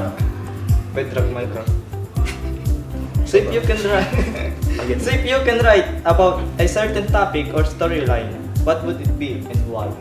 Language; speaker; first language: English; non-native, learner; Filipino